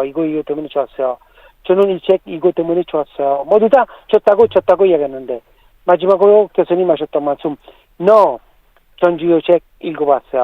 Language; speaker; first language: Korean; non-native, learner; Italian